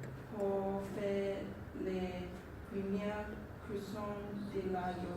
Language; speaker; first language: French; non-native, learner; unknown